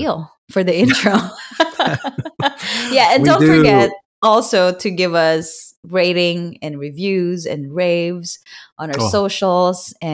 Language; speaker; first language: English; non-native, local second language; Filipino